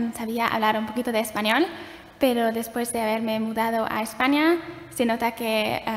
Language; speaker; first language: Spanish; non-native, fluent; German